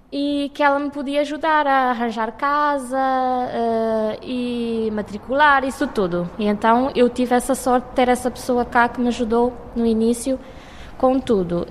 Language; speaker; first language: Portuguese; non-native, local second language; Kabuverdianu